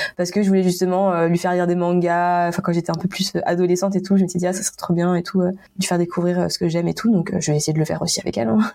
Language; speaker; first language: French; native; French